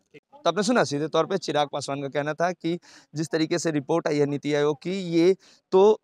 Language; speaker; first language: Hindi; native; Hindi